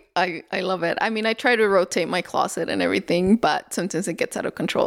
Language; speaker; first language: English; early bilingual, other home language; Spanish